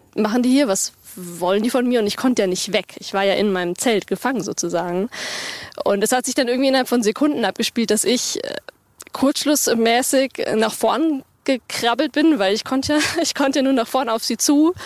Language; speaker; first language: German; native; German